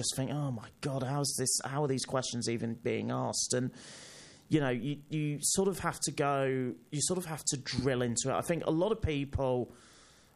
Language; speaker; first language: English; native; English